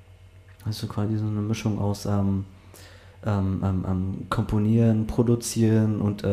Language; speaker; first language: German; native; German